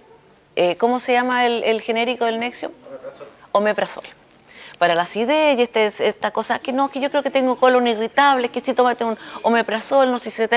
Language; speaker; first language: Spanish; native; Spanish